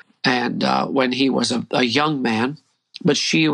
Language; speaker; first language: English; native; English